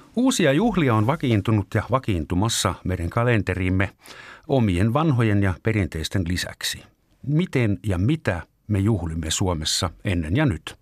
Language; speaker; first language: Finnish; non-native, fluent; German